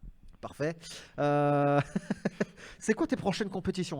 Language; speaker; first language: French; native; French